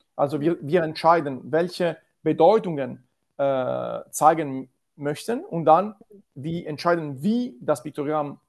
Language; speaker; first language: German; non-native, learner; Italian